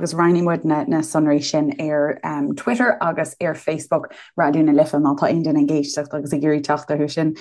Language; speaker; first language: Irish; native; Irish